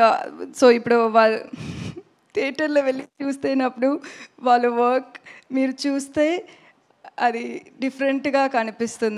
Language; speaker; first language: Telugu; non-native, learner; Tamil